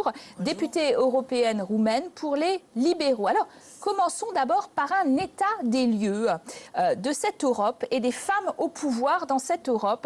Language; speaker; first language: French; native; French